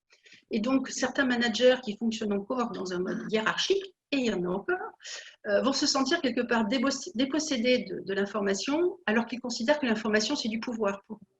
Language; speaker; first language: French; native; French